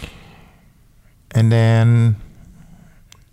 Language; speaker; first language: English; non-native, learner; Vietnamese